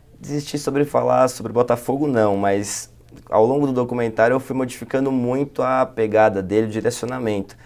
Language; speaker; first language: Portuguese; native; Portuguese